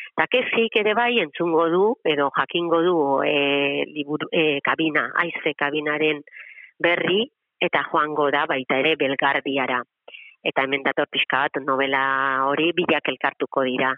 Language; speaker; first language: Basque; native; Basque